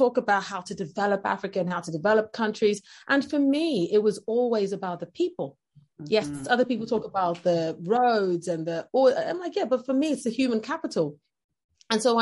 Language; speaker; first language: English; non-native, local second language; Yoruba